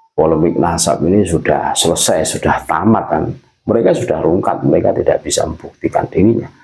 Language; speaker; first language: Indonesian; native; Indonesian